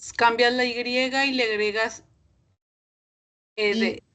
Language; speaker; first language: Spanish; native; Spanish